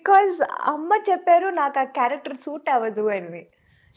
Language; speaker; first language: Telugu; non-native, local second language; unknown